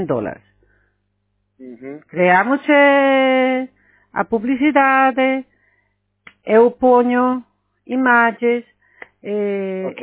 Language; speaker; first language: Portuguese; non-native, learner; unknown